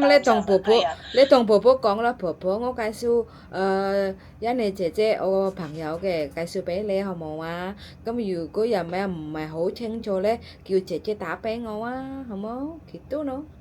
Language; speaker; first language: Cantonese; non-native, fluent; Javanese